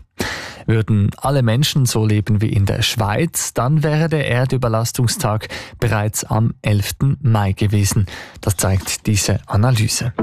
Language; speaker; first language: German; native; German